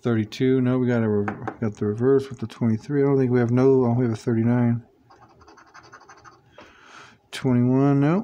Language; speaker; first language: English; native; English